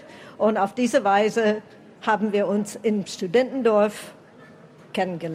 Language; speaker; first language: German; non-native, fluent; English